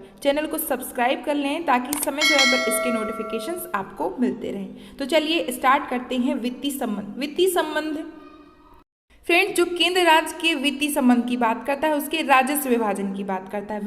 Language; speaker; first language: Hindi; native; Hindi